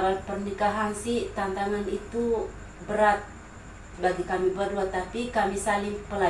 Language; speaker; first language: Indonesian; non-native, local second language; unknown